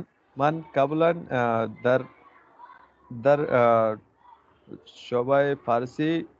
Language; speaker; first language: Persian; non-native, learner; Urdu